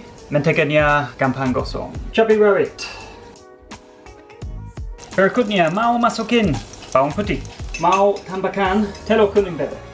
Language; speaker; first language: Indonesian; non-native, fluent; English